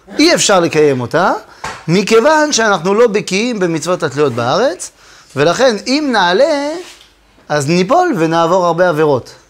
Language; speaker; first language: Hebrew; non-native, fluent; French